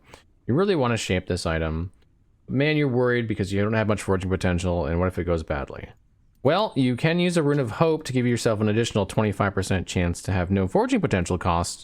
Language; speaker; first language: English; native; English